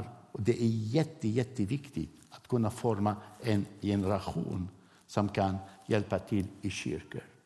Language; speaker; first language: Swedish; non-native, fluent; Arabic